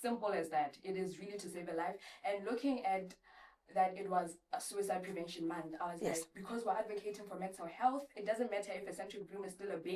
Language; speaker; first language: English; non-native, local second language; Southern Sotho